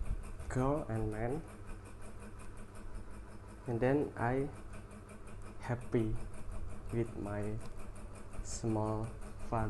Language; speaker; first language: English; non-native, learner; Indonesian